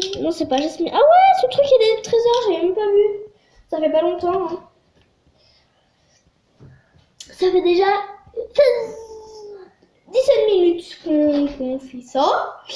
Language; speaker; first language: French; native; French